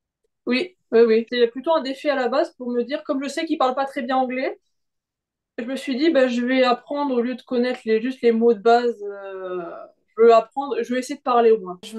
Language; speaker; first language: French; native; French